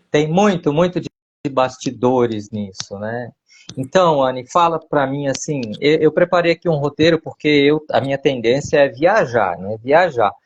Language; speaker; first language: Portuguese; native; Portuguese